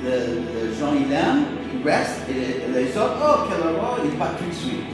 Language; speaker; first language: French; non-native, learner; English